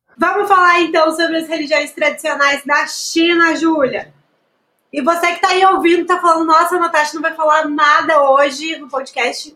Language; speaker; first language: Portuguese; native; Portuguese